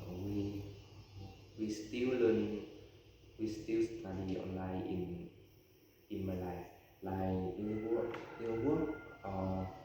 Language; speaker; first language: English; non-native, learner; Vietnamese